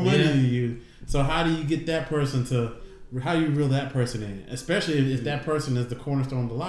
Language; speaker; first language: English; native; English